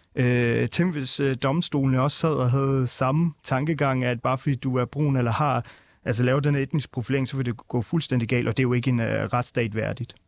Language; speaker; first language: Danish; early bilingual, other home language; Punjabi